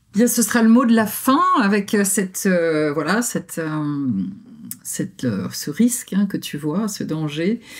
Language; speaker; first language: French; native; French